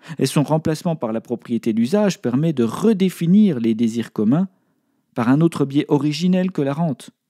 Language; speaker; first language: French; native; French